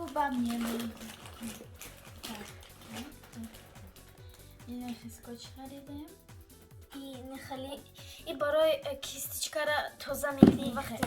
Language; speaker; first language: Persian; early bilingual, heritage; Tajik